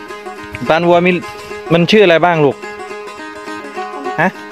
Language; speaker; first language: Thai; non-native, local second language; Northeastern Thai